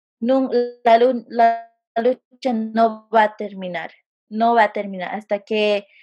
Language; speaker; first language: Spanish; early bilingual, heritage; Spanish